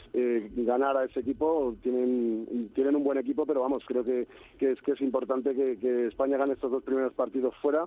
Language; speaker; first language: Spanish; native; Spanish